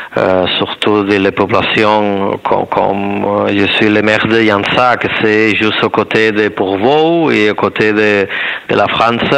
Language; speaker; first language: French; non-native, learner; Spanish